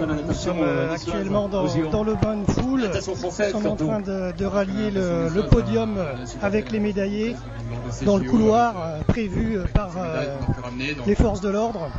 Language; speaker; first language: French; native; French